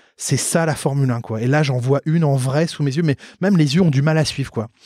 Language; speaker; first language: French; native; French